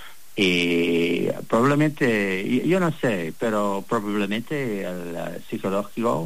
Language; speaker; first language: Spanish; non-native, learner; English